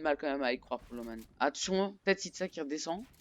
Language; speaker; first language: French; native; French